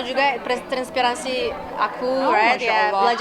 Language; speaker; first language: Indonesian; non-native, learner; Uyghur